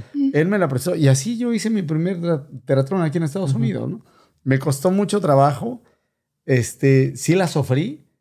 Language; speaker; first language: Spanish; native; Spanish